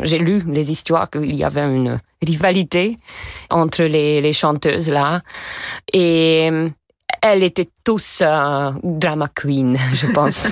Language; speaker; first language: French; non-native, fluent; Hungarian